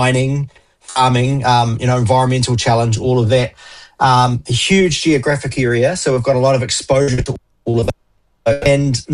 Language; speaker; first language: English; native; English